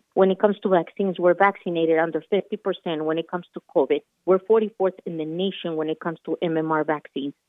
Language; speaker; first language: English; non-native, fluent; Spanish